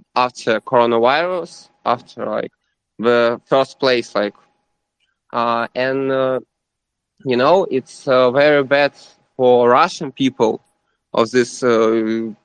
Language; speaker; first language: English; non-native, learner; Russian